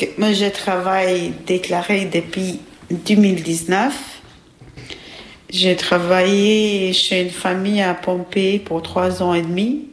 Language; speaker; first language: French; non-native, learner; Albanian